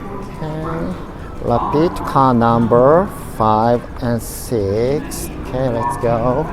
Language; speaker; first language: English; non-native, learner; Japanese